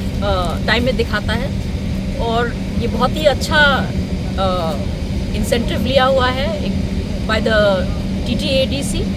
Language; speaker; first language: Hindi; non-native, local second language; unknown